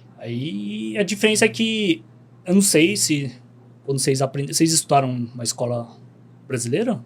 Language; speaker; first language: Portuguese; early bilingual, other home language; Korean